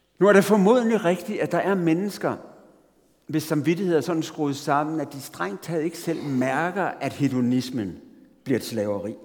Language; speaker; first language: Danish; native; Danish